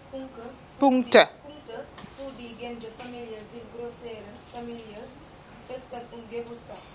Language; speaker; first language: German; non-native, learner; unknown